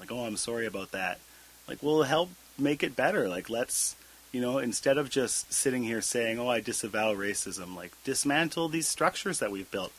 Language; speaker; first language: English; native; English